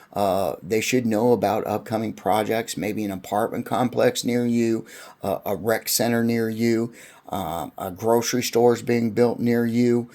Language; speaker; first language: English; native; English